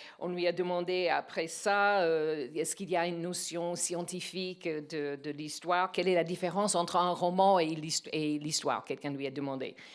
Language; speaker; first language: French; non-native, fluent; English